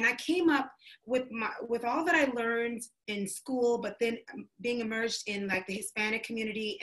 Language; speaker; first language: English; native; English